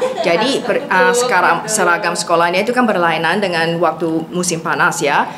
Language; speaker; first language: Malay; non-native, fluent; English